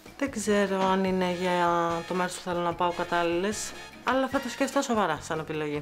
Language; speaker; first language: Greek; native; Greek